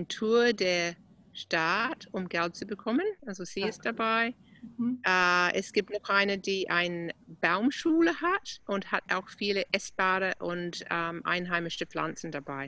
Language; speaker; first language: German; non-native, fluent; English